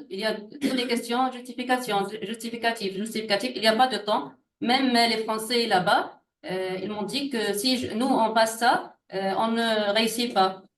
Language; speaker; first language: French; non-native, learner; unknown